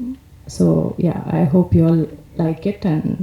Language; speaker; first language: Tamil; non-native, local second language; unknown